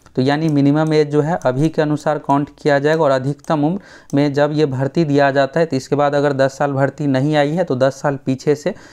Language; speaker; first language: Hindi; native; Hindi